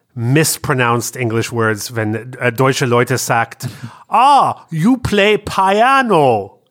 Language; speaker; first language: German; non-native, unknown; English